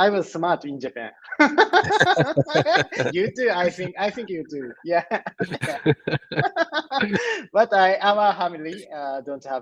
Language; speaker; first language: English; non-native, learner; Japanese